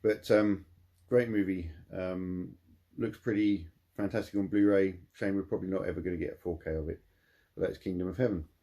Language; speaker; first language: English; native; English